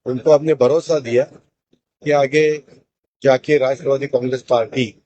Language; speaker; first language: Hindi; non-native, local second language; Marathi